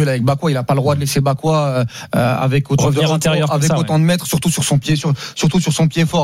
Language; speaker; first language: French; native; French